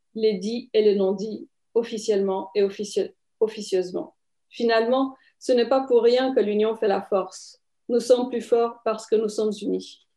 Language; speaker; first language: French; non-native, fluent; Romanian